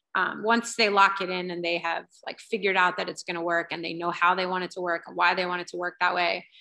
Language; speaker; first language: English; native; English